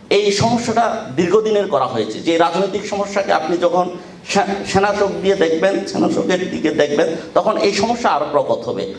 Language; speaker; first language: Bangla; non-native, local second language; Chakma